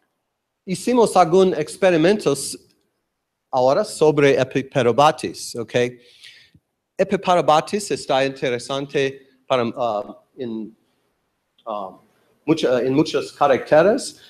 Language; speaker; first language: Spanish; non-native, learner; English